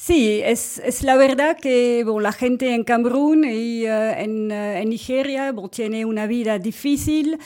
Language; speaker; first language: Spanish; non-native, fluent; French